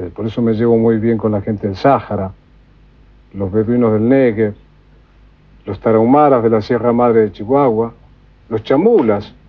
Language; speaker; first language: Spanish; native; Spanish